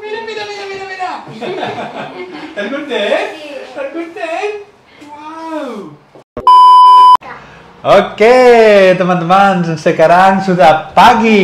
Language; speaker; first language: Indonesian; non-native, learner; Spanish